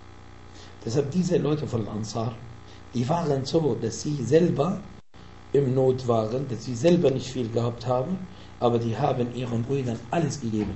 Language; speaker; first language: German; non-native, fluent; Arabic